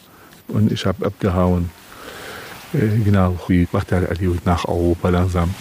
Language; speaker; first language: German; non-native, learner; Kurdish